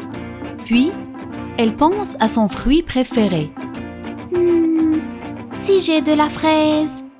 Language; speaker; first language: French; non-native, fluent; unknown